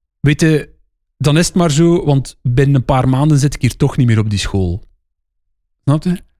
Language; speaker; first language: Dutch; non-native, local second language; French